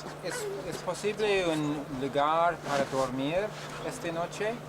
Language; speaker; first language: Spanish; non-native, learner; English